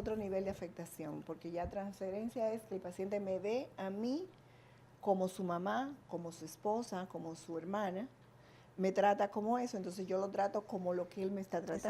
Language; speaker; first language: Spanish; native; Spanish